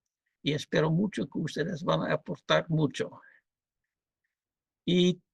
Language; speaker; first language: Spanish; non-native, fluent; Dutch